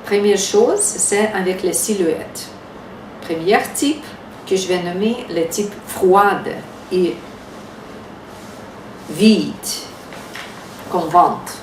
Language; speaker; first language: French; non-native, fluent; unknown